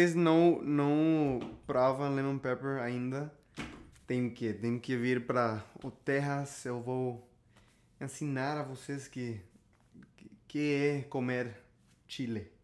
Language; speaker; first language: Portuguese; non-native, learner; Spanish